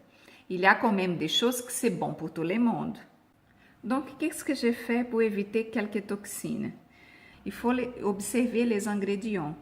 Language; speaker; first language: French; non-native, fluent; Portuguese